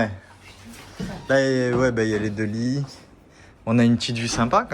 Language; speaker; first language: French; native; French